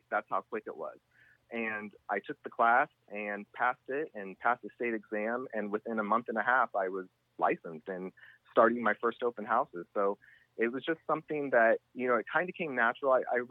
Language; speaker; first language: English; native; English